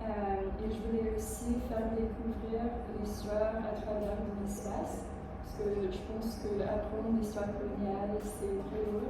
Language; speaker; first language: French; non-native, fluent; English